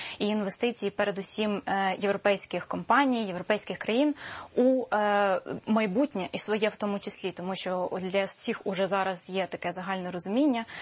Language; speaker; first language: Ukrainian; native; Ukrainian